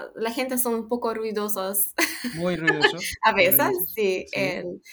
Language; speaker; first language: Spanish; non-native, learner; Macedonian